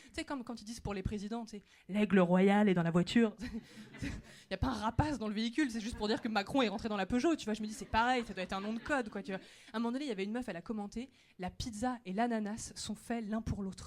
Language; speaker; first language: French; native; French